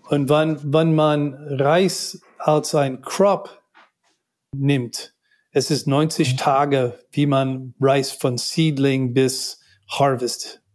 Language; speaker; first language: German; non-native, learner; English